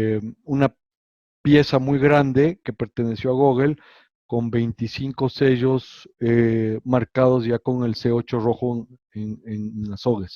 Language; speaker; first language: Spanish; native; Spanish